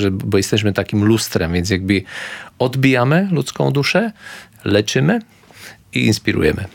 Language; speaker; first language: Polish; non-native, fluent; Slovak